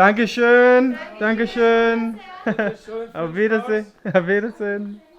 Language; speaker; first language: German; non-native, learner; Danish